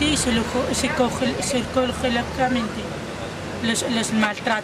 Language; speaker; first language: Spanish; non-native, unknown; Arabic